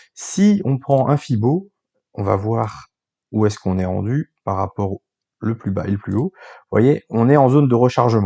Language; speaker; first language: French; native; French